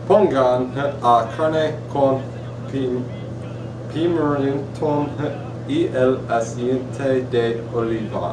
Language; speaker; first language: Spanish; non-native, learner; English